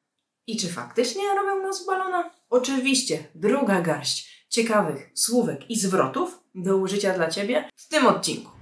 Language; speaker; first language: Polish; native; Polish